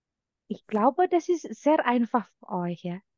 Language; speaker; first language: German; non-native, fluent; Indonesian